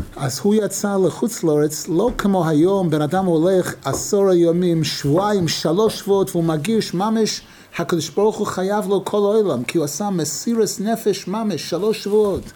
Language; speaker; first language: Hebrew; non-native, fluent; English